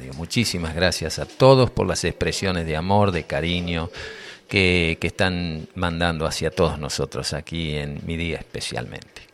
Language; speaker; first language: Spanish; native; Spanish